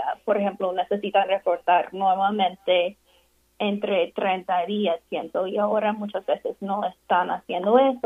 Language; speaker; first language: Spanish; non-native, fluent; English